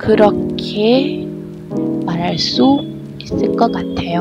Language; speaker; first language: Korean; non-native, learner; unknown